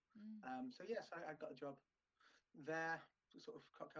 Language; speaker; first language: English; native; English